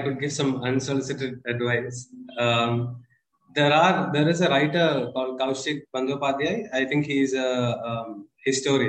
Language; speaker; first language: English; non-native, local second language; Malayalam